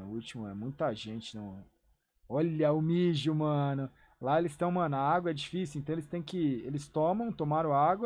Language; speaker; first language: Portuguese; native; Portuguese